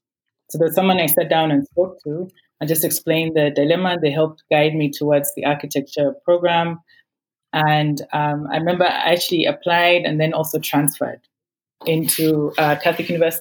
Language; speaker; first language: English; non-native, local second language; Ganda